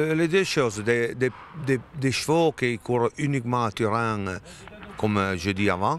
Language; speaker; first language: French; non-native, learner; Italian